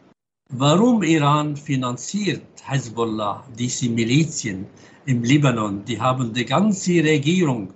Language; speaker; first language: German; non-native, fluent; Arabic